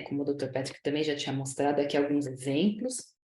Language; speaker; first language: Portuguese; native; Portuguese